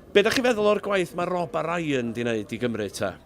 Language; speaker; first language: Welsh; native; Welsh